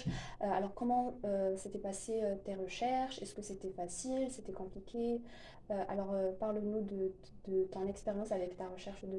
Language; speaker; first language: French; native; French